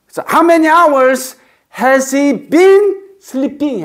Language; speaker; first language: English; non-native, fluent; Korean